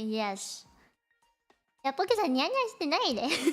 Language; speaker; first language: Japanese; non-native, learner; Cantonese